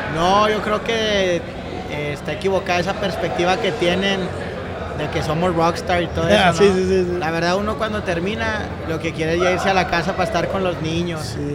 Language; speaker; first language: Spanish; native; Spanish